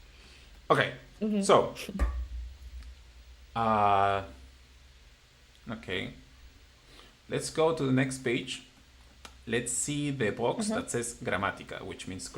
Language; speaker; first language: English; non-native, fluent; Spanish